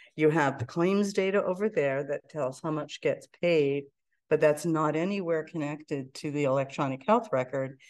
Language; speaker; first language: English; native; English